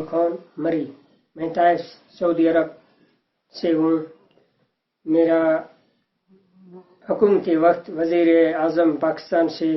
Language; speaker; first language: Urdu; non-native, local second language; Sindhi